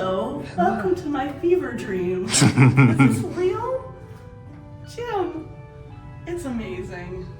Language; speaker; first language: English; native; English